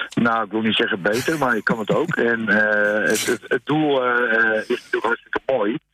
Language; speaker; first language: Dutch; native; Dutch